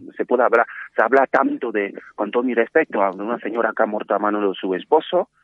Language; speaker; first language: Spanish; non-native, fluent; French